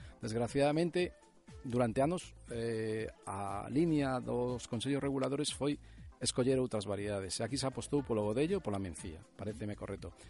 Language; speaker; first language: Galician; native; Galician